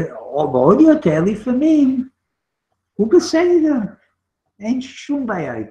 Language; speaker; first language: Hebrew; non-native, fluent; English